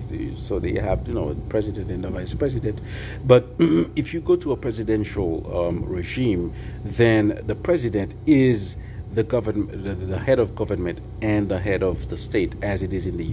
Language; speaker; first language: English; non-native, local second language; Haitian Creole